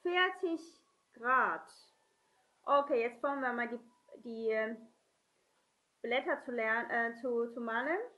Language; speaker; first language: German; non-native, learner; Chinese